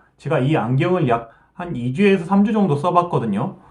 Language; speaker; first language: Korean; native; Korean